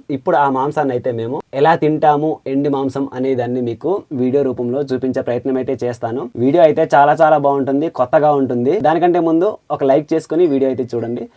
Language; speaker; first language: Telugu; non-native, local second language; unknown